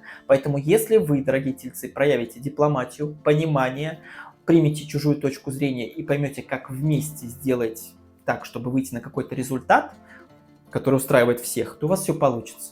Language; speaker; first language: Russian; native; Russian